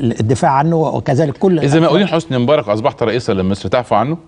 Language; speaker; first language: Arabic; native; Arabic